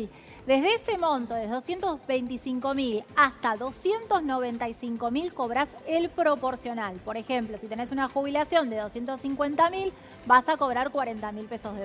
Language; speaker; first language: Spanish; native; Spanish